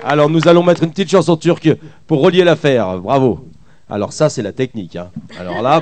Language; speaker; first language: French; native; French